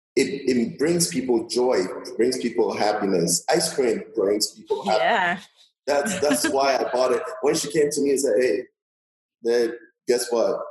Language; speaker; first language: English; non-native, local second language; Yoruba